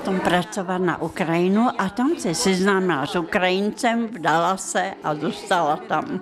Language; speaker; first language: Czech; non-native, fluent; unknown